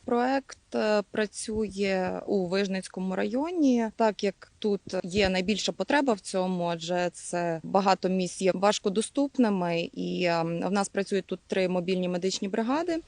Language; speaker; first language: Ukrainian; native; Ukrainian